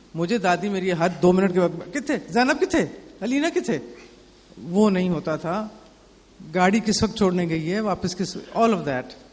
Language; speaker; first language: Urdu; non-native, local second language; Punjabi